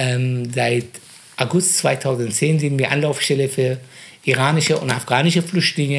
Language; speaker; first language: German; non-native, fluent; Persian